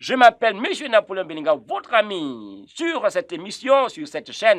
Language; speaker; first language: French; non-native, fluent; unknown